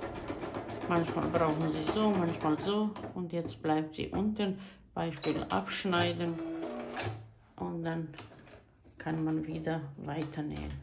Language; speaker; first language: German; non-native, fluent; Croatian